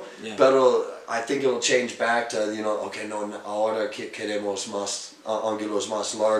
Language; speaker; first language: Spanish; non-native, learner; English